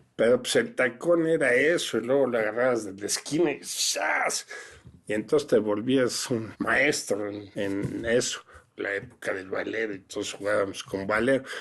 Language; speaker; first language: Spanish; early bilingual, other home language; French